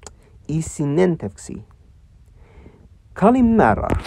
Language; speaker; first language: Greek; non-native, learner; English